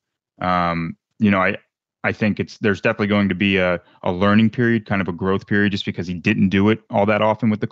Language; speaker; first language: English; native; English